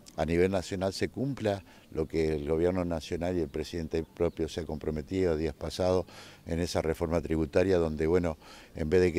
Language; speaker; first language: Spanish; native; Spanish